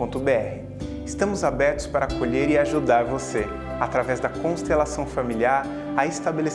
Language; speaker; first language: Portuguese; native; Portuguese